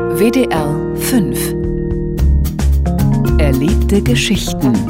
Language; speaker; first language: German; native; German